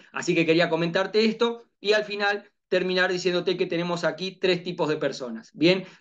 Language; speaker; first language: Spanish; native; Spanish